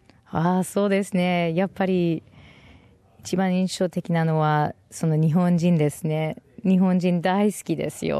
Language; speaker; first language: Japanese; non-native, fluent; English